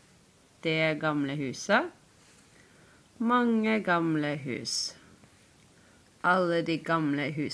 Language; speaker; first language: Norwegian; non-native, learner; English